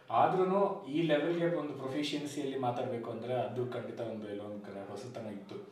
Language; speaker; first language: Kannada; native; Kannada